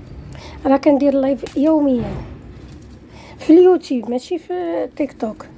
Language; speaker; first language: Arabic; native; Arabic